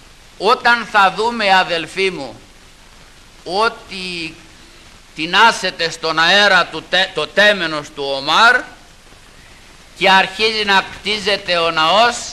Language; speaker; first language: Greek; native; Greek